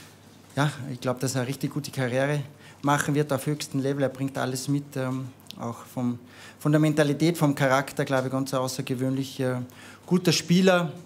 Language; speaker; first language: German; native; German